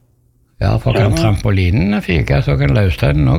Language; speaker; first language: Norwegian; native; Norwegian